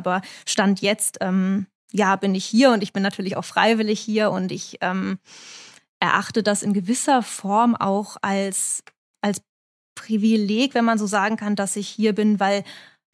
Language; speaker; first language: German; native; German